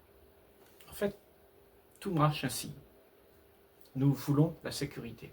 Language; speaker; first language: French; native; French